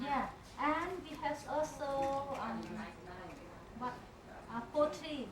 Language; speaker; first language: English; non-native, learner; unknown